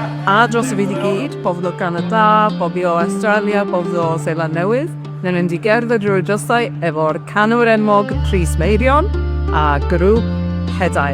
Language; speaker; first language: Welsh; native; Welsh